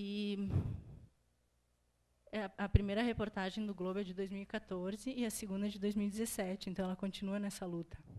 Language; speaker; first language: Portuguese; native; Portuguese